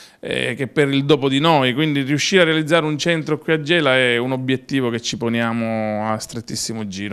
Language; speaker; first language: Italian; native; Italian